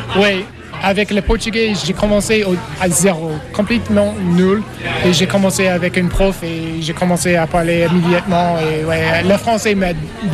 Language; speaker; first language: French; non-native, learner; English